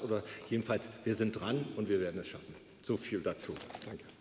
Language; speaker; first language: German; native; German